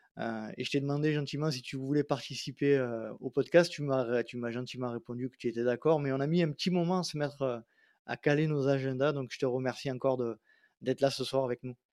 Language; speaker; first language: French; native; French